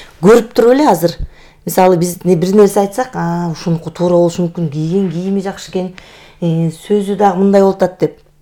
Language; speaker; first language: Kyrgyz; native; Kyrgyz